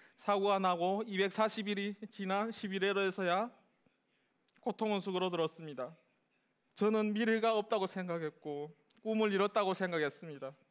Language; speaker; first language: Korean; native; Korean